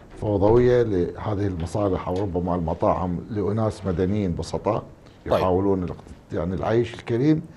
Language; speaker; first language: Arabic; native; Arabic